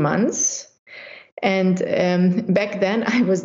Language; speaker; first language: English; non-native, fluent; German